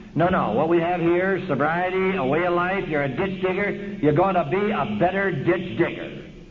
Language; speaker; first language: English; native; English